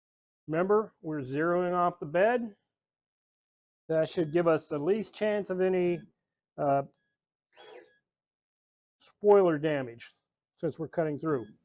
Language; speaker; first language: English; native; English